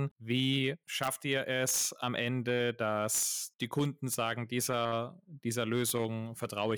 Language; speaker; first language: German; native; German